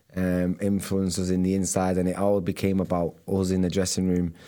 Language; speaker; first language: English; native; English